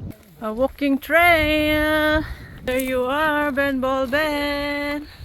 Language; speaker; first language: English; non-native, local second language; Filipino